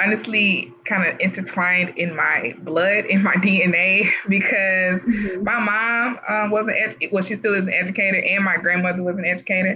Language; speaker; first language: English; native; English